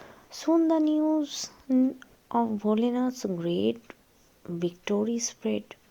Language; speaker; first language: English; non-native, local second language; Bangla